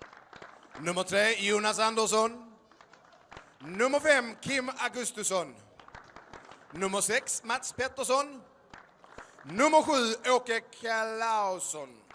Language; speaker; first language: Swedish; native; Swedish